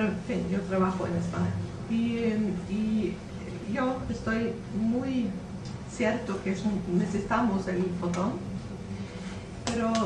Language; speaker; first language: Spanish; non-native, learner; Norwegian